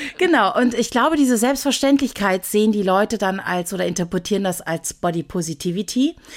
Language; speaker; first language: German; early bilingual, other home language; Turkish